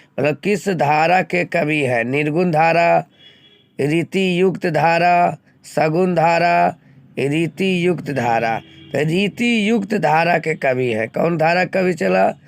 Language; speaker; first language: Hindi; native; Hindi